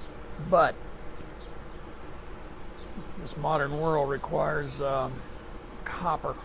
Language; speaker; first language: English; native; English